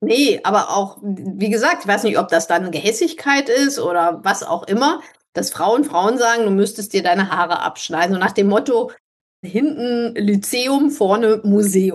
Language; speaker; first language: German; native; German